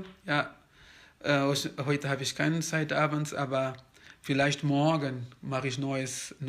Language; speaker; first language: German; non-native, fluent; Kabuverdianu